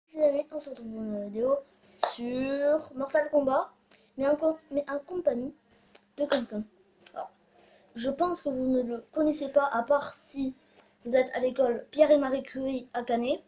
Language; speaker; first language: French; native; French